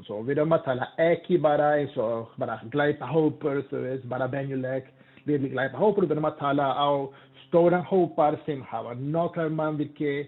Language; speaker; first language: Icelandic; non-native, learner; Spanish